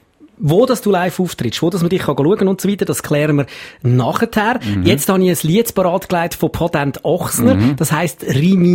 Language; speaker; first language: German; native; German